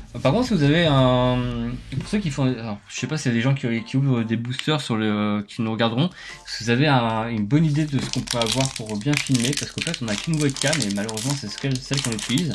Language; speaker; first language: French; native; French